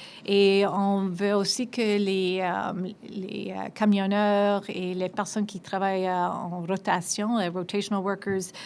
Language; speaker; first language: French; non-native, local second language; English